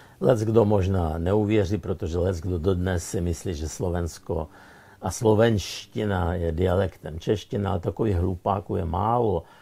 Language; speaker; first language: Czech; non-native, fluent; Russian